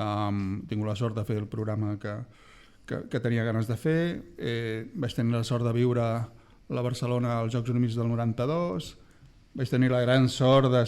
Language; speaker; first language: Catalan; native; Catalan